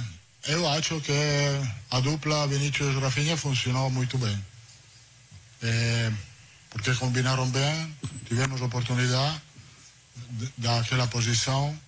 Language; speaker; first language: Portuguese; non-native, fluent; Italian